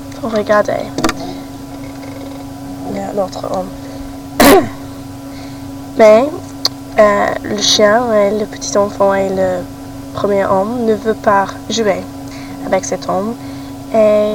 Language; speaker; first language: French; non-native, learner; English